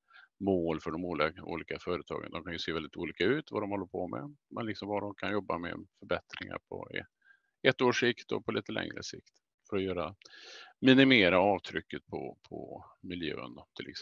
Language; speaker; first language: Swedish; native; Swedish